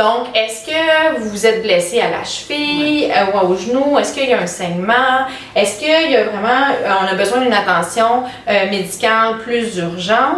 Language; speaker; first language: French; native; French